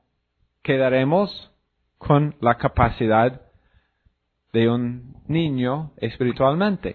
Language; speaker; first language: Spanish; non-native, fluent; English